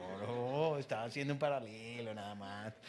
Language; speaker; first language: Spanish; native; Spanish